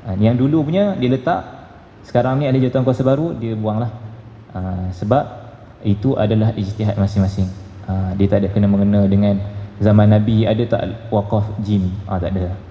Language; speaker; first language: Malay; native; Malay